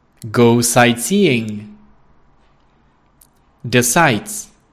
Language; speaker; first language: English; non-native, fluent; Czech